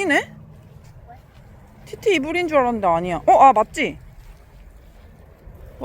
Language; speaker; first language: Korean; native; Korean